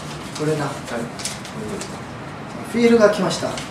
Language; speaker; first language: Japanese; non-native, learner; Korean